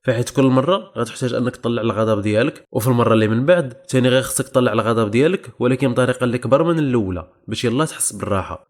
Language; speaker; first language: Arabic; native; Arabic